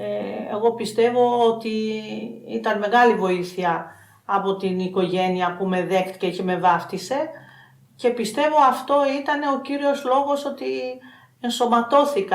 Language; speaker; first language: Greek; non-native, fluent; Albanian